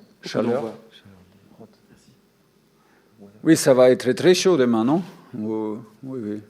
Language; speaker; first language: French; non-native, fluent; German